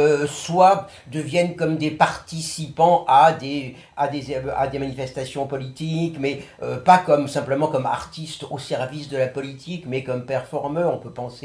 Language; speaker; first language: French; native; French